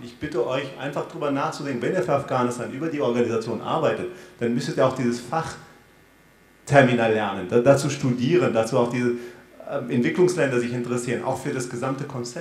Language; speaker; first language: German; early bilingual, other home language; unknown